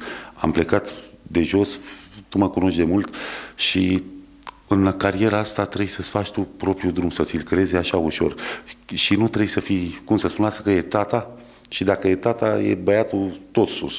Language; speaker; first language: Romanian; native; Romanian